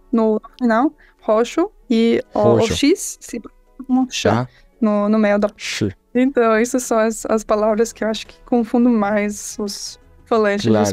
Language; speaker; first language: Portuguese; non-native, fluent; English